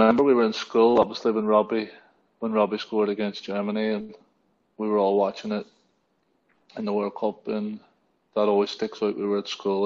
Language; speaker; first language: English; native; English